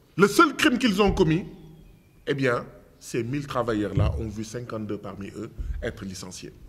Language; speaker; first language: French; non-native, local second language; Wolof